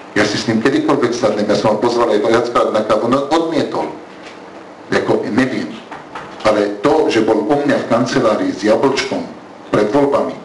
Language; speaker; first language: Slovak; early bilingual, heritage; Arabic